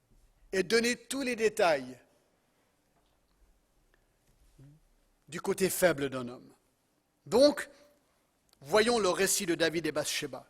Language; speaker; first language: French; non-native, fluent; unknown